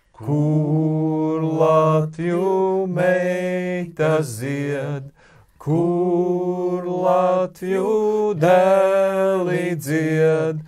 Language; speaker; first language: Latvian; native; Latvian